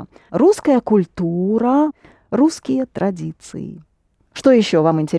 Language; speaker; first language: Russian; non-native, fluent; English